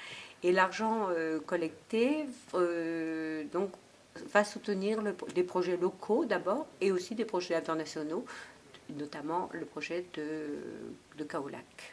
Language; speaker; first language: French; native; French